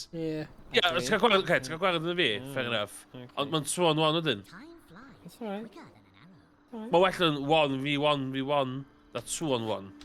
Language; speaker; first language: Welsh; native; Welsh